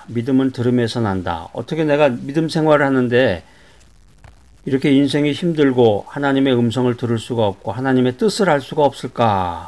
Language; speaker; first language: Korean; native; Korean